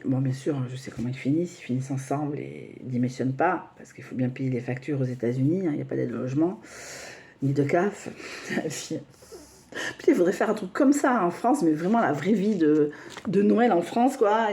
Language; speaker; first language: French; native; French